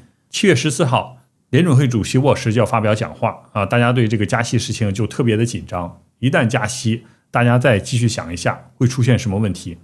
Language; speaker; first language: Chinese; native; Chinese